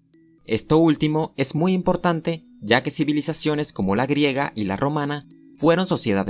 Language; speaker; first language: Spanish; native; Spanish